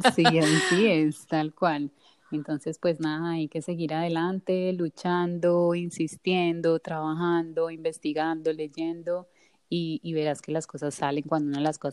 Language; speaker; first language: Spanish; native; Spanish